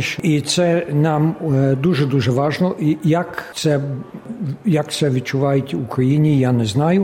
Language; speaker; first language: Ukrainian; early bilingual, heritage; Ukrainian